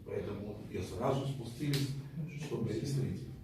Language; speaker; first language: Russian; non-native, fluent; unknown